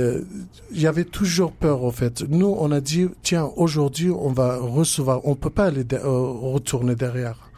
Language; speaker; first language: French; non-native, learner; Kurdish